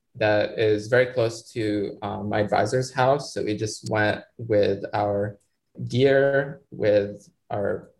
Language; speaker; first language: English; non-native, fluent; Arabic